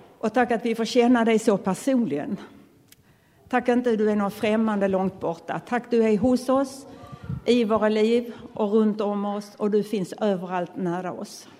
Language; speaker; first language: Swedish; native; Swedish